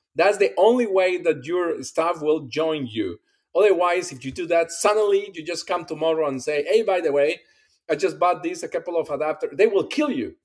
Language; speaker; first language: English; non-native, fluent; Spanish